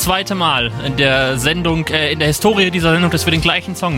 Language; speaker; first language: German; native; German